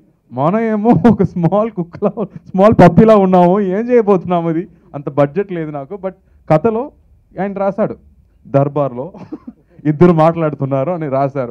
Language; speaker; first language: Telugu; non-native, learner; Tamil